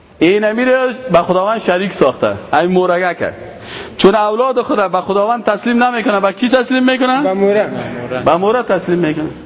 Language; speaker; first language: Persian; native; Persian